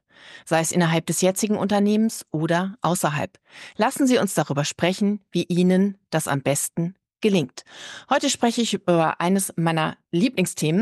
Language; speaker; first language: German; native; German